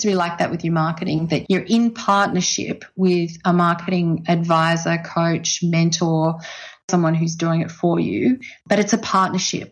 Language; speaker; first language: English; native; English